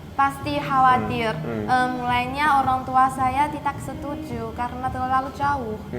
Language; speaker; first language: Indonesian; non-native, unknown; Chinese